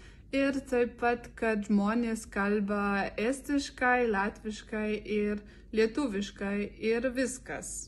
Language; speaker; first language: Lithuanian; non-native, learner; French